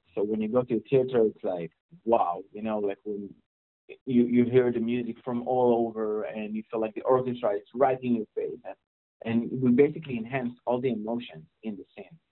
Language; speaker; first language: English; non-native, fluent; Hebrew